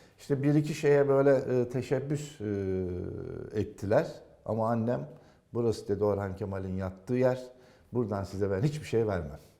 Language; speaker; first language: Turkish; native; Turkish